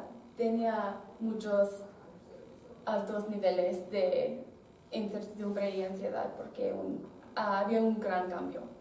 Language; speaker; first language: Spanish; non-native, learner; English